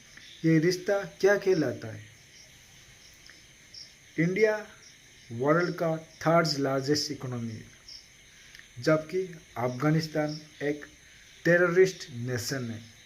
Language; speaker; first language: Hindi; non-native, local second language; Odia